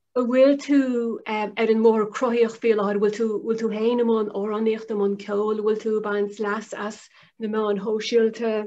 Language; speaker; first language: Irish; native; Irish